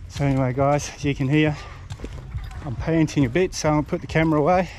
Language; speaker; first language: English; native; English